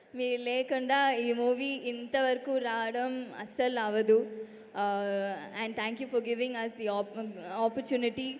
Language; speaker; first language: Telugu; non-native, learner; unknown